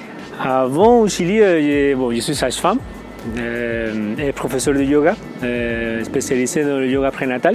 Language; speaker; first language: French; non-native, fluent; Spanish